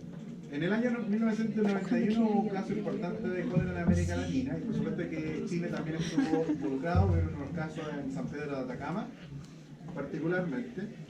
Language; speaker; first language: Spanish; native; Spanish